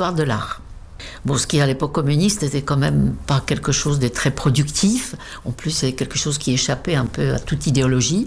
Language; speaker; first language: French; non-native, fluent; Czech